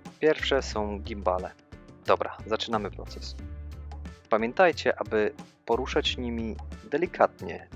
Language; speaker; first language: Polish; native; Polish